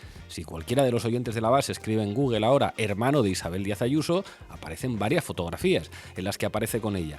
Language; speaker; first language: Spanish; native; Spanish